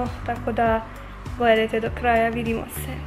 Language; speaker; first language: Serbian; non-native, local second language; Slovak